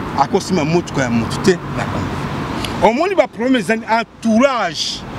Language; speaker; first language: Lingala; non-native, local second language; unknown